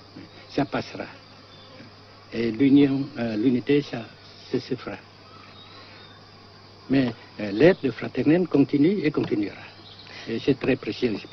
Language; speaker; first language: French; non-native, fluent; Vietnamese